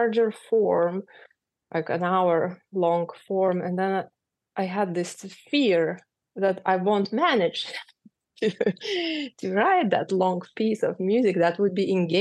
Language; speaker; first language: English; non-native, fluent; Lithuanian